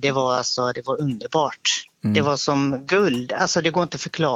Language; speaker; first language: Swedish; native; Swedish